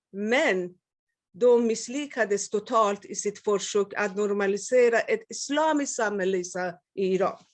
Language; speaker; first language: Swedish; non-native, fluent; Persian